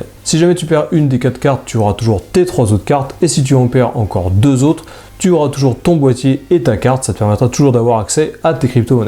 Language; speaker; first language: French; native; French